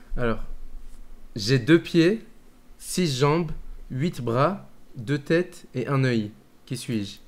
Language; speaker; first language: French; early bilingual, other home language; Arabic